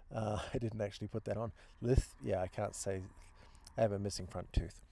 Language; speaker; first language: English; native; English